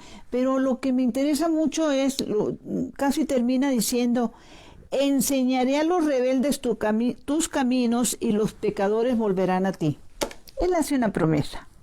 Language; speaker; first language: Spanish; native; Spanish